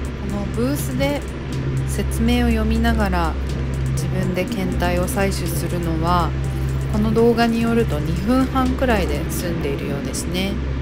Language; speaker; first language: Japanese; native; Japanese